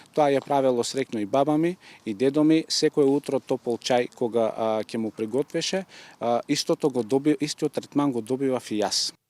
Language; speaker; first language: Macedonian; non-native, local second language; Turkish